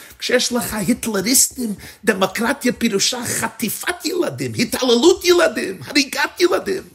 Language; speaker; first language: Hebrew; non-native, fluent; English